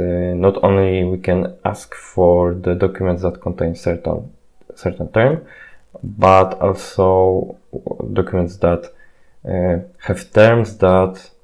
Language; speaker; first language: English; non-native, fluent; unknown